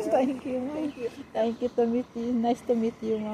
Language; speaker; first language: English; non-native, local second language; Cebuano